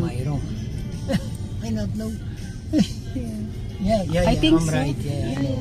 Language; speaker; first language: English; non-native, fluent; Dutch